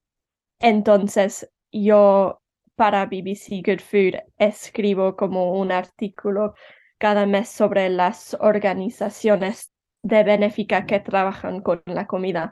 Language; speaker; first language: Spanish; early bilingual, heritage; Spanish